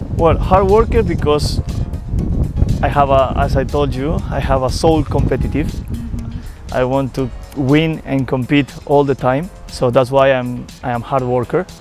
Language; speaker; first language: English; non-native, fluent; Spanish